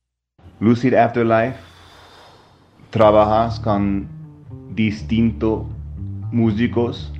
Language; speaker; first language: Spanish; non-native, learner; English